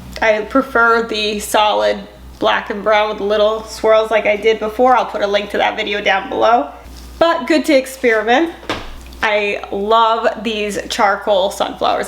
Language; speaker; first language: English; native; English